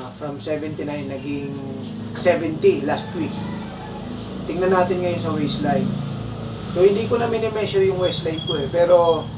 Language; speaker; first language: Filipino; non-native, local second language; Bikol